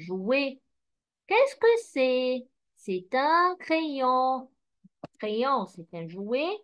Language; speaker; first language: French; non-native, fluent; Arabic